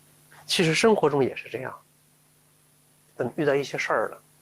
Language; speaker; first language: Chinese; native; Chinese